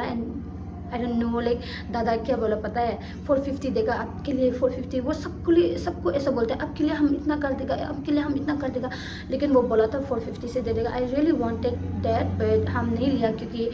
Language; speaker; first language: Hindi; non-native, local second language; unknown